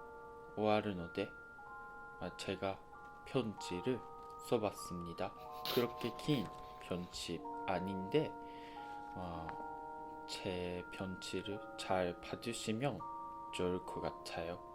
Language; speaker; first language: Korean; non-native, fluent; Japanese